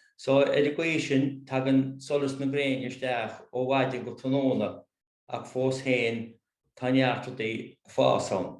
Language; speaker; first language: Irish; native; Irish